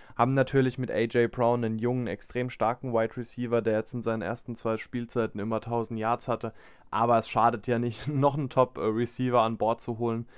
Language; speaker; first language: German; native; German